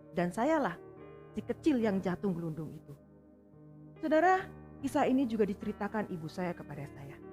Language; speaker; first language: Indonesian; native; Indonesian